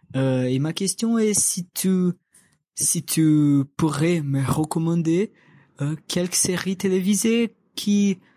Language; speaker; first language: French; non-native, learner; Portuguese